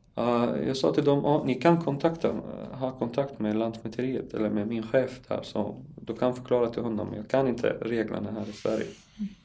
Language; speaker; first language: Swedish; non-native, learner; Arabic